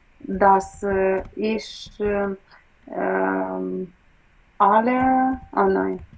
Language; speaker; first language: German; non-native, learner; Ukrainian